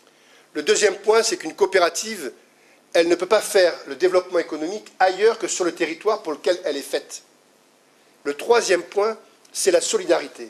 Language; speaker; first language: French; native; French